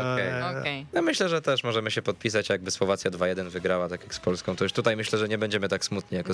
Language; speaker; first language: Polish; native; Polish